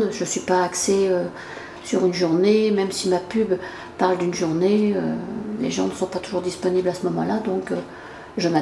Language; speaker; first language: French; native; French